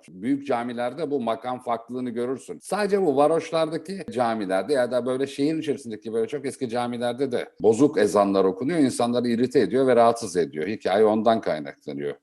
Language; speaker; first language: Turkish; native; Turkish